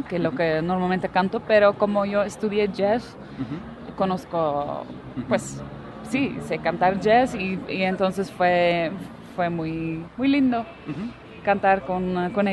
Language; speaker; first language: Spanish; non-native, fluent; Dutch